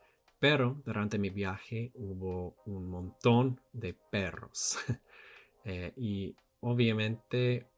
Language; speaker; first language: Spanish; non-native, learner; English